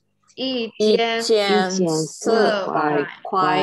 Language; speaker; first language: Chinese; non-native, learner; Indonesian